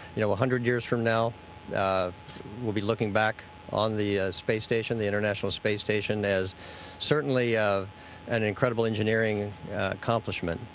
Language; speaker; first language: English; native; English